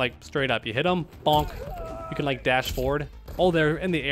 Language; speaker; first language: English; native; English